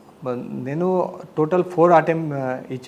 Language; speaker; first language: Telugu; non-native, local second language; Marathi